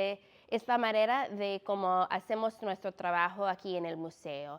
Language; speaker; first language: Spanish; non-native, fluent; English